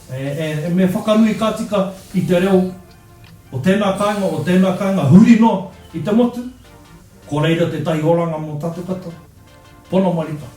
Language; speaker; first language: Māori; non-native, local second language; English